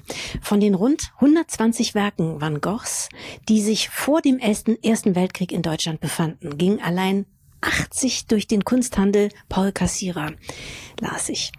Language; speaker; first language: German; native; German